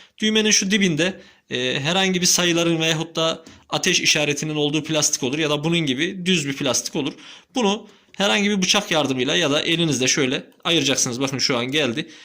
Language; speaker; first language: Turkish; native; Turkish